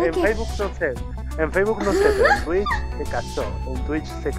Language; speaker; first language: Spanish; native; Spanish